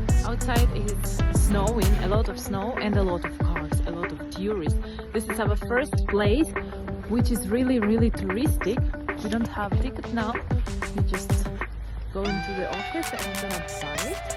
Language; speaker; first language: English; non-native, learner; Ukrainian